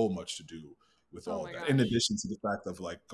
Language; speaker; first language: English; native; English